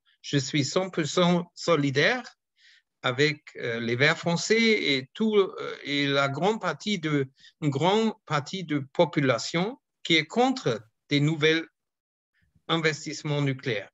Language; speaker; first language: French; non-native, fluent; German